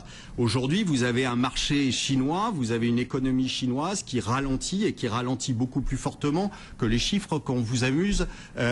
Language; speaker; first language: French; native; French